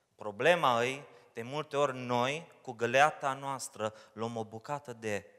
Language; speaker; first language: Romanian; early bilingual, heritage; Romanian